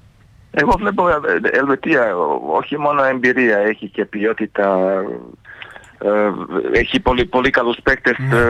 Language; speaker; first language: Greek; non-native, fluent; Serbian